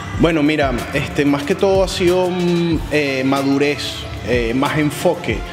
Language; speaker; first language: Spanish; native; Spanish